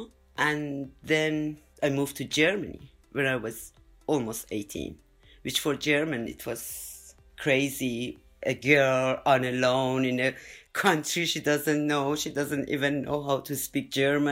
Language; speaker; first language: English; non-native, fluent; Persian